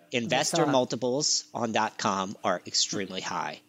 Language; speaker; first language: English; native; English